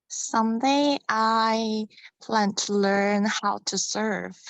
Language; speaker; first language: English; non-native, learner; Korean